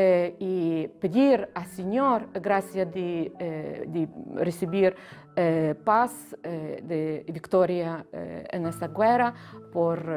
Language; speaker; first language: Spanish; non-native, fluent; Ukrainian